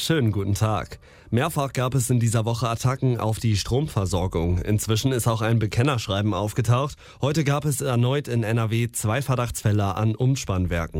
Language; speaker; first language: German; native; German